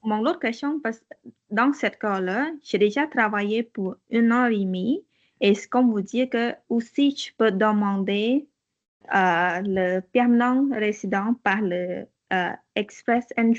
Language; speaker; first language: French; non-native, learner; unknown